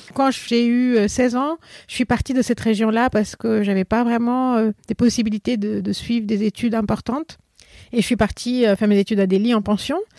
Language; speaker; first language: French; non-native, fluent; Assamese